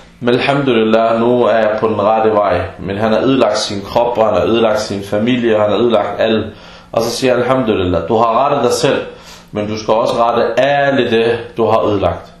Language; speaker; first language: Danish; early bilingual, other home language; Arabic